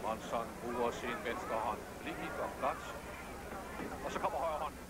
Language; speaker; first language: Danish; native; Danish